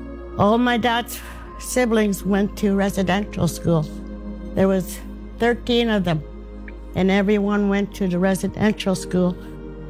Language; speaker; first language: English; non-native, fluent; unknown